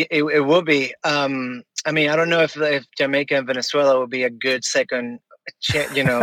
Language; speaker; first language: English; non-native, fluent; Spanish